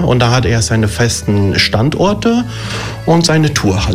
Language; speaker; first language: German; early bilingual, other home language; Italian